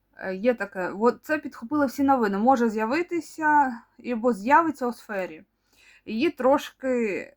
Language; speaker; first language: Ukrainian; non-native, local second language; Russian